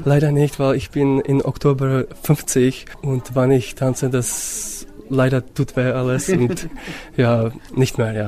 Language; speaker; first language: German; non-native, fluent; Czech